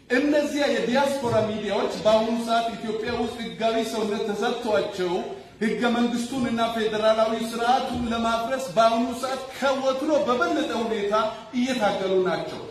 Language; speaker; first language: Amharic; non-native, local second language; Wolaytta